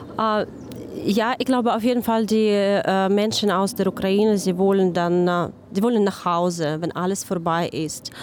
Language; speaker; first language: German; non-native, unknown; Ukrainian